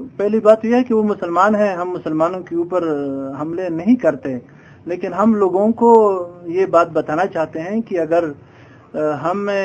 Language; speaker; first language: Urdu; non-native, local second language; Pashto